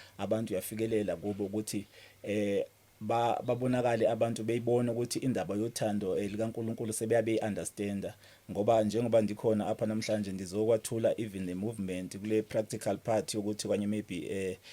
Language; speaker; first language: Zulu; non-native, local second language; Xhosa